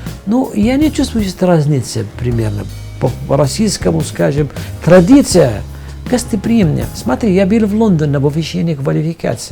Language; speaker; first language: Russian; non-native, fluent; Arabic